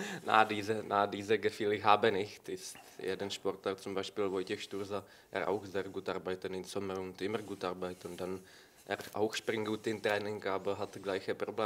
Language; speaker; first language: German; non-native, learner; Czech